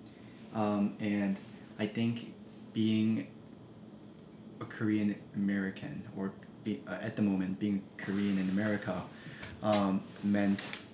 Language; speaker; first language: English; early bilingual, other home language; Korean